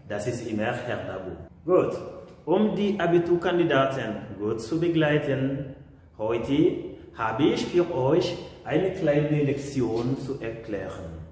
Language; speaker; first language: German; non-native, fluent; French